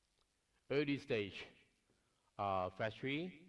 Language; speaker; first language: English; non-native, learner; Cantonese